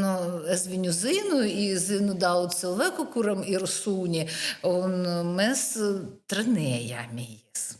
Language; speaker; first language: Latvian; non-native, learner; Russian